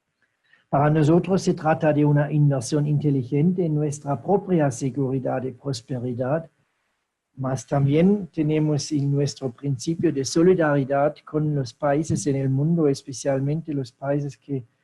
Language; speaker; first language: Spanish; non-native, fluent; German